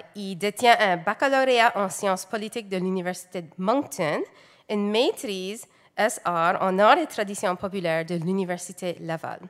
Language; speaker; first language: French; native; French